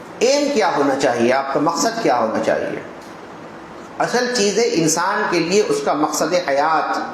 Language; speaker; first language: Urdu; native; Urdu